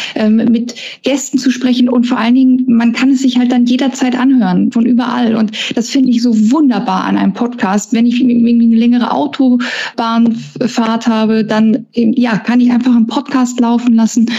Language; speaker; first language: German; native; German